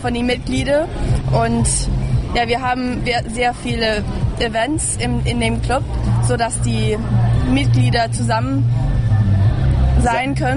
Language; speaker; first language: German; early bilingual, heritage; English